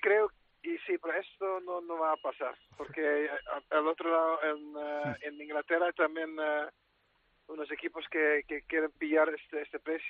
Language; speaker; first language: Spanish; non-native, fluent; Dutch